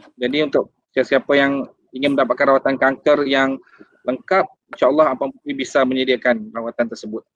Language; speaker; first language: Malay; native; Malay